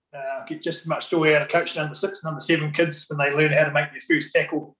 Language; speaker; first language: English; native; English